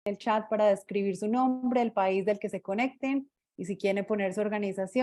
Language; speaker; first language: Spanish; native; Spanish